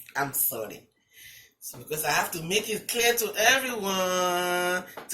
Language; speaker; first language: English; non-native, local second language; Yoruba